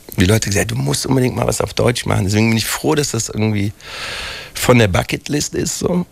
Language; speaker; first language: German; native; German